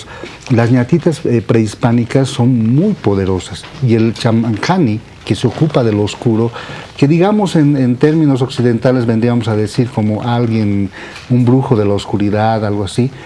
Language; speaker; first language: Spanish; native; Spanish